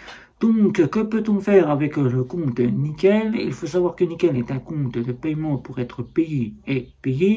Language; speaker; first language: French; native; French